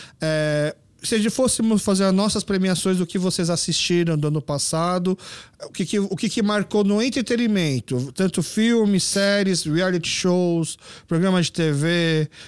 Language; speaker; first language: Portuguese; early bilingual, other home language; Korean